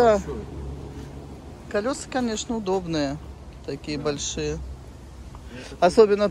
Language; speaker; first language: Russian; native; Russian